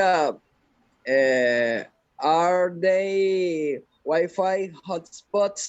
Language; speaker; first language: English; non-native, learner; Spanish